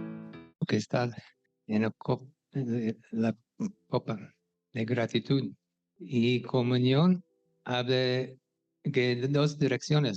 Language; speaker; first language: Spanish; non-native, fluent; English